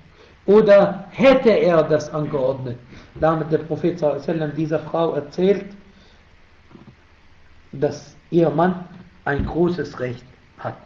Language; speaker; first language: German; non-native, fluent; Arabic